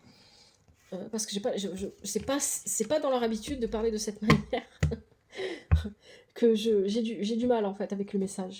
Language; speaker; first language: French; native; French